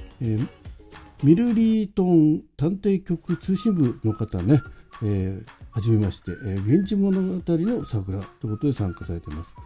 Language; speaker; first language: Japanese; native; Japanese